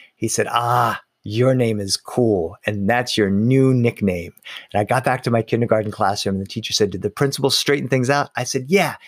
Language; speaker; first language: English; early bilingual, other home language; Spanish